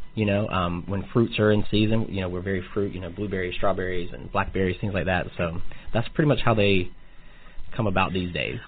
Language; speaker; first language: English; native; English